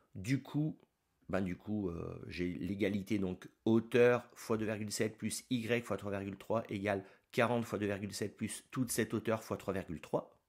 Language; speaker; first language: French; native; French